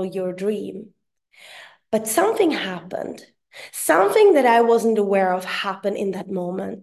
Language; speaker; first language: English; non-native, fluent; Swedish